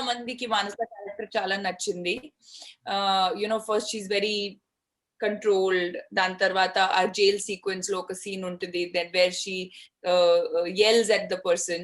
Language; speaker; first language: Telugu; non-native, learner; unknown